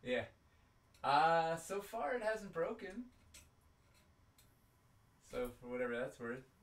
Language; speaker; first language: English; native; English